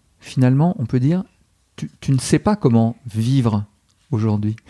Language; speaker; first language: French; non-native, learner; English